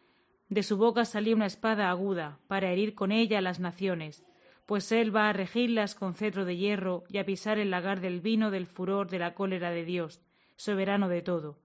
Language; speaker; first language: Spanish; native; Spanish